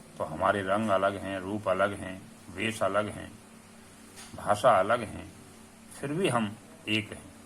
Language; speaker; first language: Hindi; native; Hindi